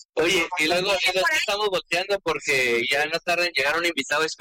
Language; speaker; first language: Spanish; native; Spanish